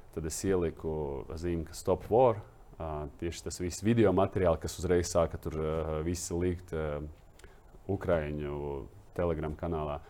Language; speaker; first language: Latvian; non-native, local second language; Russian